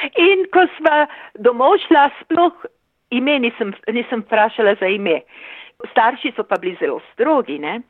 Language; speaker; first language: Slovenian; early bilingual, heritage; Slovenian